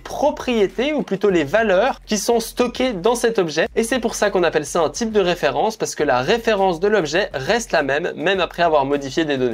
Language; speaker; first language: French; native; French